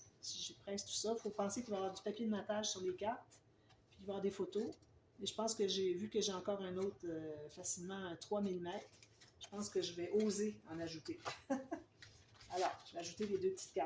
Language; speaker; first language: French; native; French